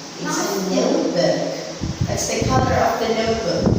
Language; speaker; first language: English; non-native, fluent; Vietnamese